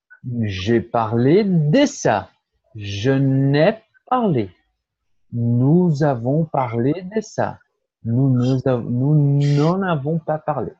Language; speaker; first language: French; non-native, fluent; Portuguese